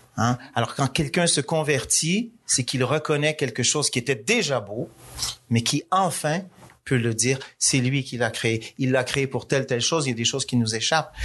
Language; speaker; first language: French; native; French